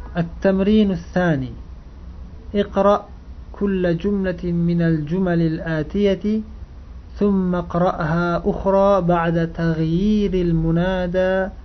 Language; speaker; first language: Arabic; non-native, fluent; Uzbek